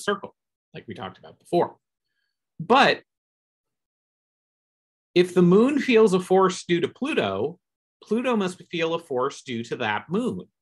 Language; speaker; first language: English; native; English